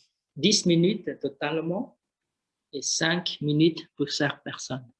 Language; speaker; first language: French; non-native, learner; Vietnamese